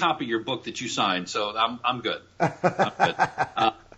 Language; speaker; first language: English; native; English